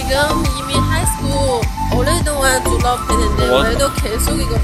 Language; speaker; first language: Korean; non-native, learner; Chinese